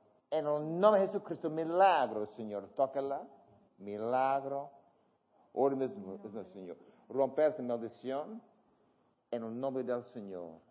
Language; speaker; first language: Spanish; non-native, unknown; English